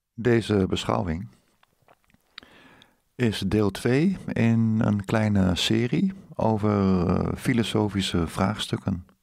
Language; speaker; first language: Dutch; native; Dutch